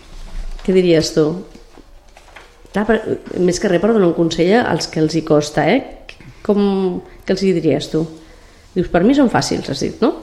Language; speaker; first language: Catalan; native; Catalan